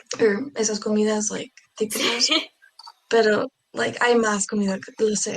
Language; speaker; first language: Spanish; non-native, learner; English